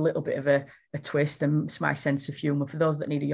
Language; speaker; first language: English; native; English